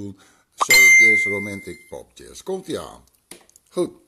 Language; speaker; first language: Dutch; early bilingual, other home language; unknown